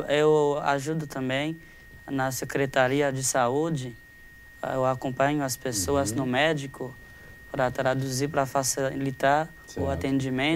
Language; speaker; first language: Portuguese; non-native, fluent; Haitian Creole